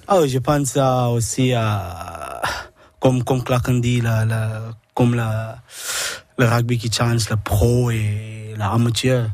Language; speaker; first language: French; non-native, learner; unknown